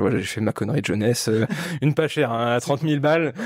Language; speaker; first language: French; native; French